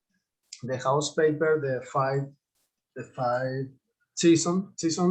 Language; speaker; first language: English; non-native, learner; Spanish